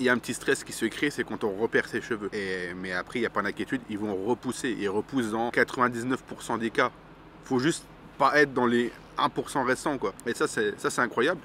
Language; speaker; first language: French; native; French